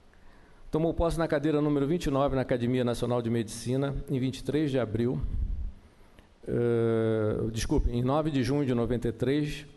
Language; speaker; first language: Portuguese; native; Portuguese